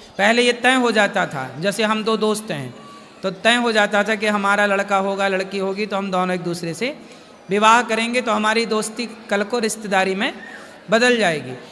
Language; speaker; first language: Hindi; native; Hindi